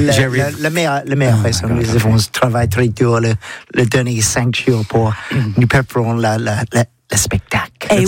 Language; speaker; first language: French; non-native, learner; English